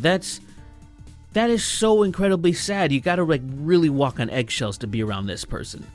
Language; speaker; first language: English; native; English